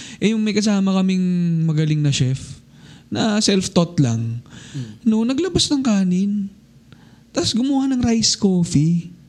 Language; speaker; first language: Filipino; native; Filipino